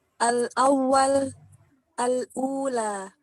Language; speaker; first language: Arabic; non-native, learner; Indonesian